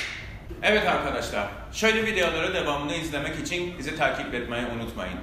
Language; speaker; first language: Turkish; non-native, fluent; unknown